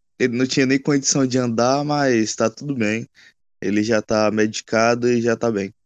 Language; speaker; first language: Portuguese; native; Portuguese